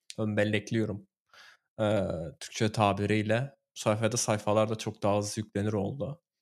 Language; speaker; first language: Turkish; native; Turkish